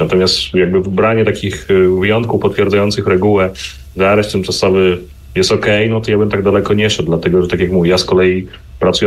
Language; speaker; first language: Polish; native; Polish